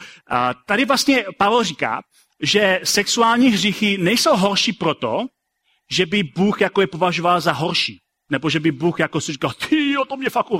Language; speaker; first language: Czech; native; Czech